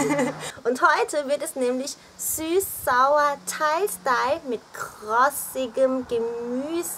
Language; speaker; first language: German; early bilingual, other home language; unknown